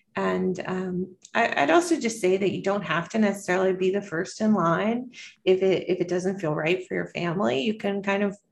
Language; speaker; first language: English; native; English